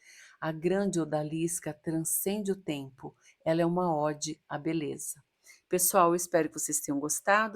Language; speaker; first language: Portuguese; native; Portuguese